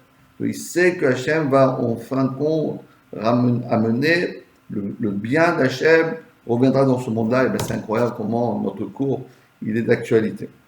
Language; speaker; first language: French; native; French